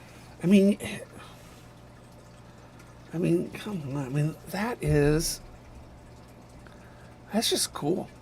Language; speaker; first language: English; native; English